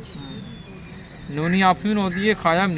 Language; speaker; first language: Korean; non-native, learner; Urdu